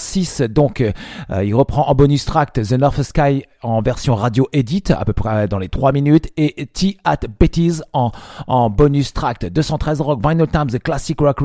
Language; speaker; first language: French; native; French